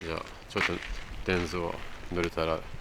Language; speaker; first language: Japanese; non-native, fluent; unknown